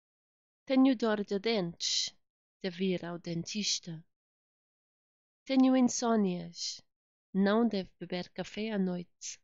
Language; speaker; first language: Portuguese; non-native, fluent; English